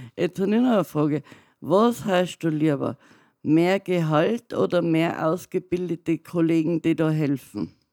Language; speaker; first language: German; native; German